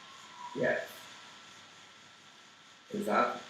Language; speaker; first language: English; non-native, learner; Portuguese